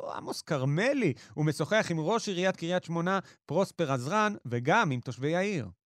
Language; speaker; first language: Hebrew; native; Hebrew